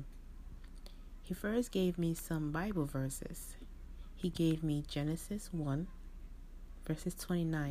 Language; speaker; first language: English; non-native, local second language; Akan